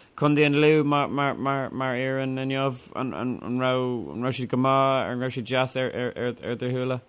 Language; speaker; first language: Irish; non-native, local second language; English